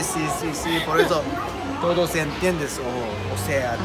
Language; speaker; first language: Spanish; non-native, learner; Japanese